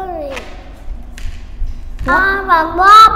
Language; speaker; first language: English; non-native, learner; Vietnamese